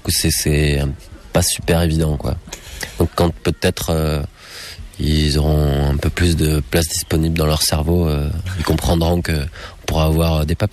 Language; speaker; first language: French; native; French